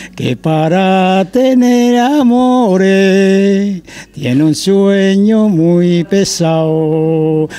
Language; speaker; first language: Spanish; native; Spanish